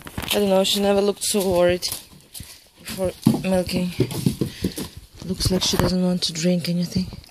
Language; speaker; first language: English; non-native, fluent; Ukrainian